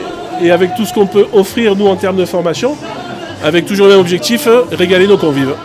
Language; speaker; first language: French; native; French